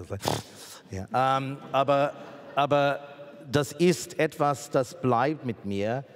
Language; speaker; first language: German; non-native, fluent; English